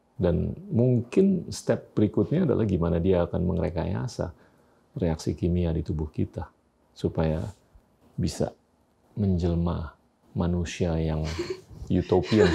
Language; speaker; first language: Indonesian; native; Indonesian